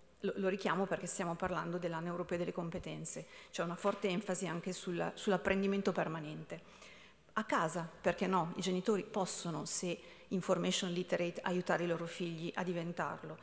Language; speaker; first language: Italian; native; Italian